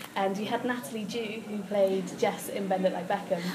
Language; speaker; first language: English; native; English